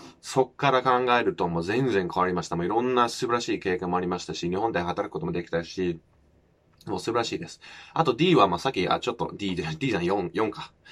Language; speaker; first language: Japanese; non-native, fluent; English